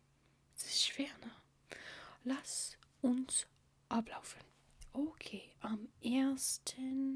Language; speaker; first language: German; non-native, learner; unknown